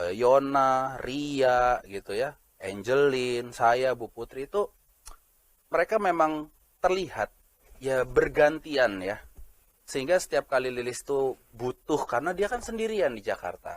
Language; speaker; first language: Indonesian; native; Indonesian